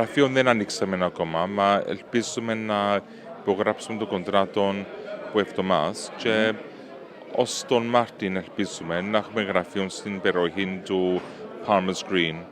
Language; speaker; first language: Greek; early bilingual, heritage; Greek